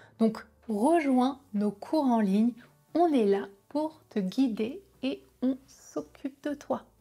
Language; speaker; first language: French; native; French